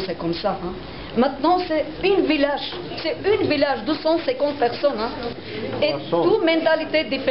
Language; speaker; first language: French; non-native, learner; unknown